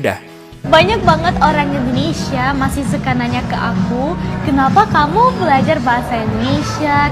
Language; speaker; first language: Indonesian; non-native, fluent; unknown